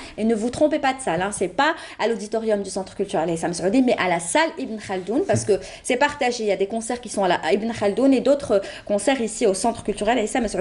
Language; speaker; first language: French; native; French